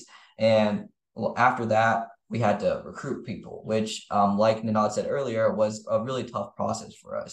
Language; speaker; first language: English; native; English